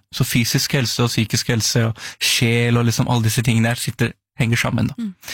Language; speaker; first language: Norwegian; early bilingual, other home language; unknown